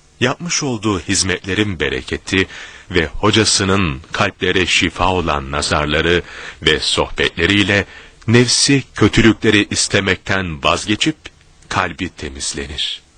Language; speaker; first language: Turkish; native; Turkish